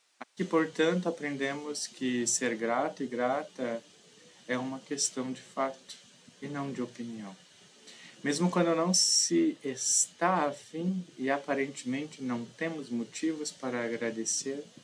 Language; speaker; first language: Portuguese; native; Portuguese